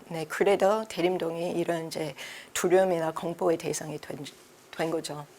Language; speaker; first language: Korean; early bilingual, heritage; Korean